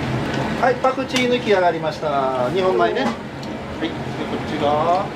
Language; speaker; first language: Japanese; native; Japanese